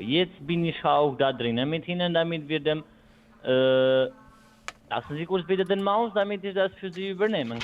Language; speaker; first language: German; non-native, fluent; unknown